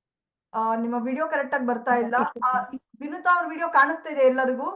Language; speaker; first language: Kannada; native; Kannada